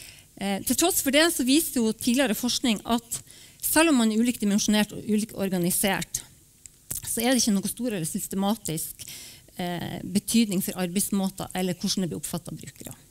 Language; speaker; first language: Norwegian; native; Norwegian